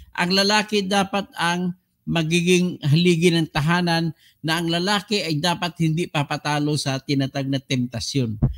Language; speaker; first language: Filipino; non-native, local second language; Cebuano